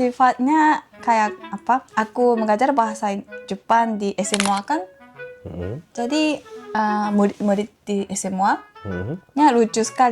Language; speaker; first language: Indonesian; non-native, fluent; Japanese